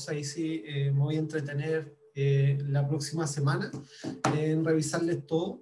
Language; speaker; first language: Spanish; native; Spanish